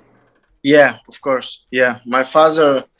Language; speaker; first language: English; non-native, learner; Azerbaijani